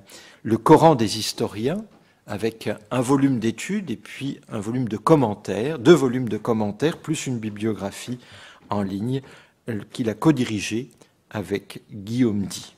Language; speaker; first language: French; native; French